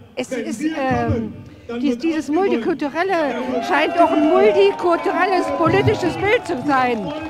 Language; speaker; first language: German; native; German